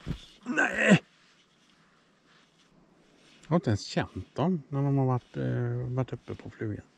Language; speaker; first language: Swedish; native; Swedish